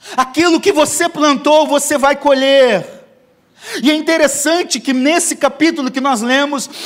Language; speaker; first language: Portuguese; native; Portuguese